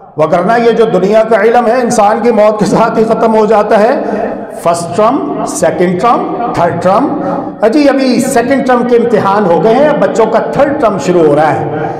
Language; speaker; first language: Urdu; non-native, local second language; Punjabi